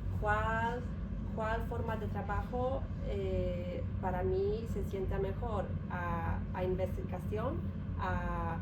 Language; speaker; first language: Spanish; non-native, learner; Polish